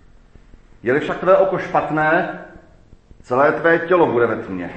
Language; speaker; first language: Czech; native; Czech